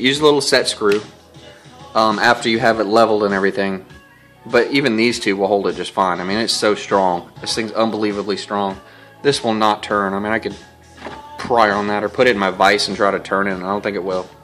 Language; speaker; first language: English; native; English